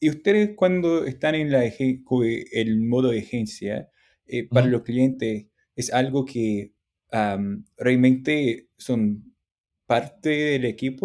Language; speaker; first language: Spanish; non-native, fluent; English